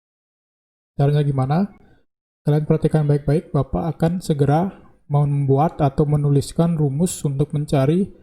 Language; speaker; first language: Indonesian; native; Indonesian